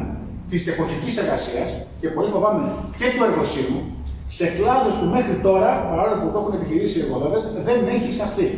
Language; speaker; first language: Greek; native; Greek